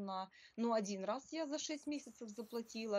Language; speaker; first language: Russian; native; Russian